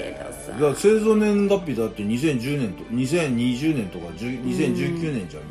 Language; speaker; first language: Japanese; native; Japanese